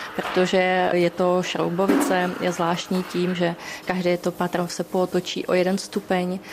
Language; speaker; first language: Czech; native; Czech